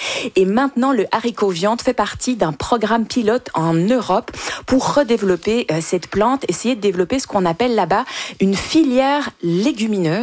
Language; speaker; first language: French; native; French